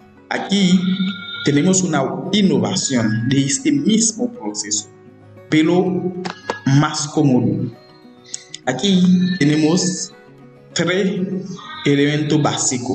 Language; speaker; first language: Spanish; non-native, learner; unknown